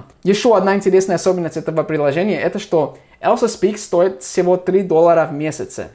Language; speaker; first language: Russian; non-native, fluent; English